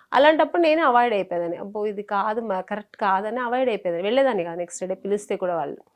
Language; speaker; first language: Telugu; native; Telugu